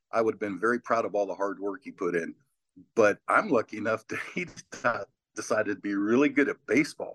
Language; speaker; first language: English; native; English